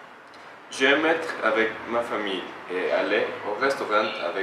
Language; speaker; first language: French; non-native, learner; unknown